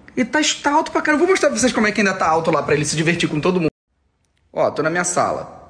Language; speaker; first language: Portuguese; native; Portuguese